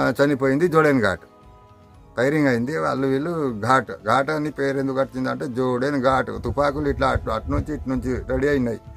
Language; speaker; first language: Telugu; non-native, local second language; Gondi